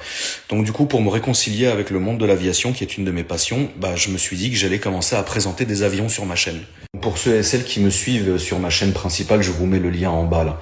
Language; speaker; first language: French; native; French